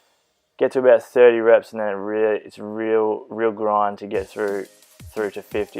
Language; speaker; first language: English; native; English